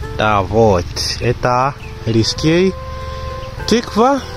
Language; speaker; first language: Russian; non-native, learner; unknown